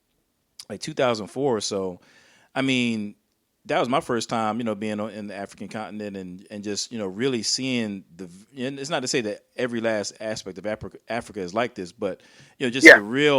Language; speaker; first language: English; native; English